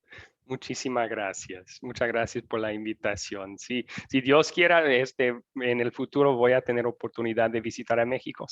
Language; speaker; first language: Spanish; non-native, fluent; English